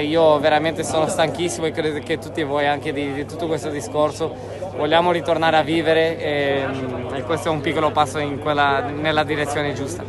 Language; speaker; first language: Italian; non-native, fluent; Portuguese